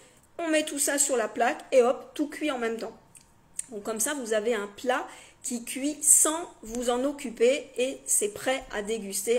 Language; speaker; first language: French; native; French